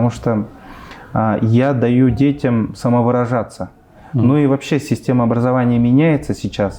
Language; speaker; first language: Russian; native; Russian